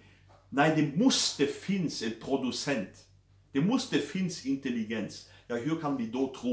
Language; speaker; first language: Swedish; non-native, fluent; German